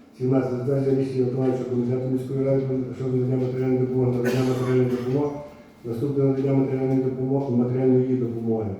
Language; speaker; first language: Ukrainian; native; Ukrainian